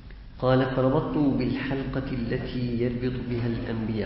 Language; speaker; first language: Arabic; native; Arabic